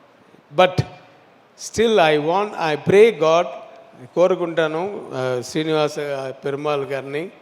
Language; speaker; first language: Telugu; non-native, learner; Tamil